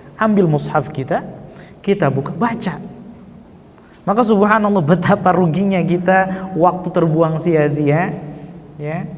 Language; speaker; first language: Indonesian; native; Indonesian